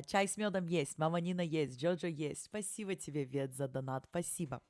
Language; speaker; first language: Russian; early bilingual, heritage; Russian